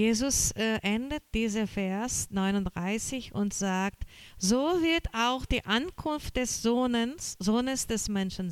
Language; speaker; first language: German; non-native, fluent; Portuguese